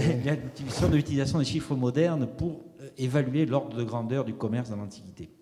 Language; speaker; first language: French; native; French